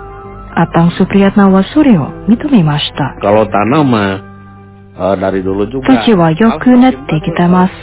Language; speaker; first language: Japanese; non-native, fluent; Indonesian